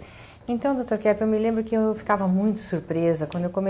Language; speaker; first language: Portuguese; native; Portuguese